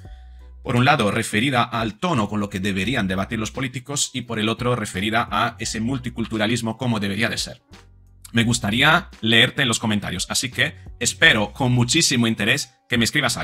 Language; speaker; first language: Spanish; native; Spanish